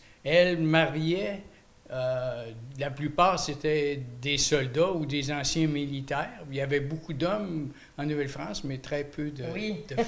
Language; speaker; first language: French; native; French